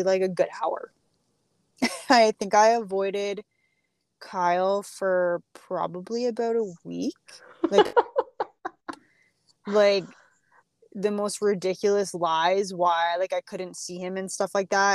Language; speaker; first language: English; native; English